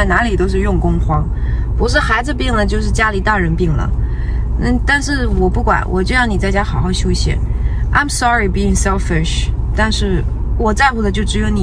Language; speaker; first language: Chinese; native; Chinese